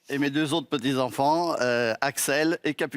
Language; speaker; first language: French; native; French